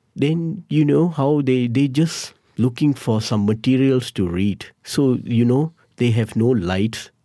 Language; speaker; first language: English; non-native, local second language; Tamil